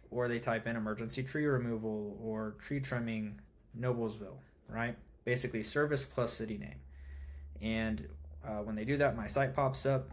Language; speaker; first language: English; native; English